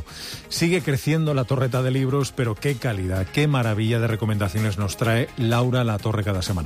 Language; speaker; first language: Spanish; native; Spanish